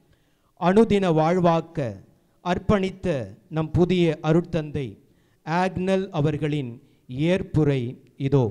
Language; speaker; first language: Tamil; native; Tamil